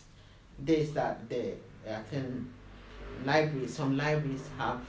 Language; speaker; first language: English; non-native, local second language; Akan